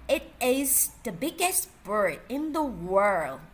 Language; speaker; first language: English; non-native, learner; Thai